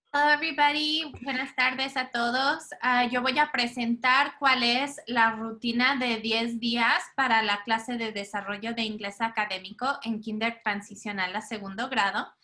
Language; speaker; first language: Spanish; early bilingual, heritage; Spanish